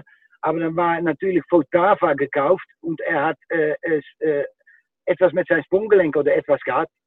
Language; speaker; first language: German; non-native, fluent; Dutch